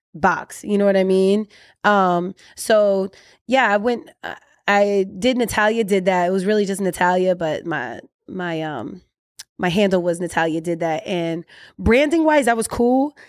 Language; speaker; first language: English; native; English